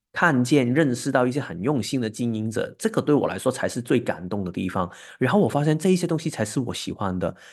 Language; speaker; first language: Chinese; non-native, local second language; Cantonese